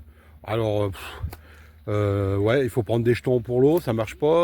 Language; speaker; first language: French; native; French